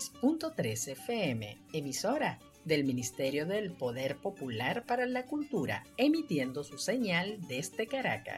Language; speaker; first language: Spanish; native; Spanish